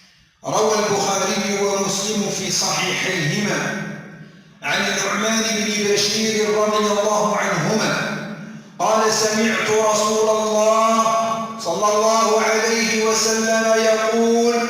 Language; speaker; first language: Arabic; native; Arabic